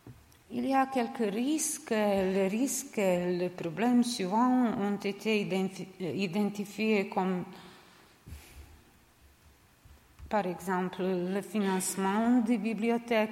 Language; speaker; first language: French; non-native, learner; Serbian